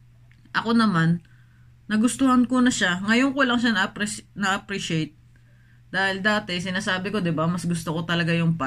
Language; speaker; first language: Filipino; native; Filipino